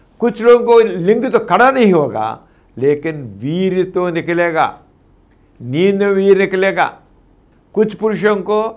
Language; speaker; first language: Hindi; non-native, local second language; Telugu